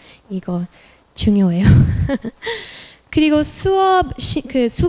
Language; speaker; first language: Korean; non-native, fluent; French